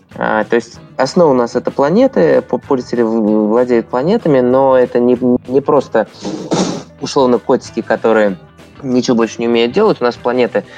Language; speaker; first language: Russian; native; Russian